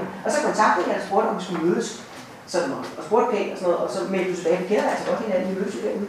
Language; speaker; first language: Danish; native; Danish